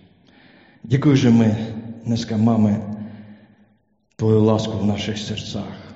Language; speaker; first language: Czech; non-native, learner; Ukrainian